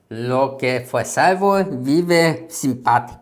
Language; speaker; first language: Spanish; non-native, learner; Korean